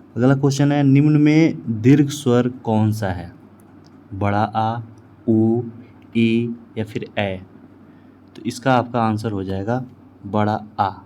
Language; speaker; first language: Hindi; native; Hindi